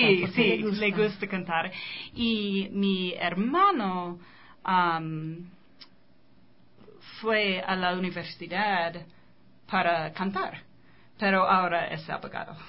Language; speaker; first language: Spanish; non-native, learner; English